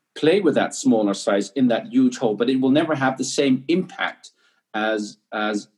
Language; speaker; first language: English; non-native, fluent; Dutch